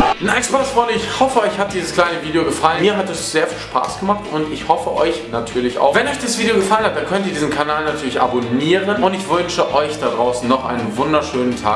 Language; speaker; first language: German; native; German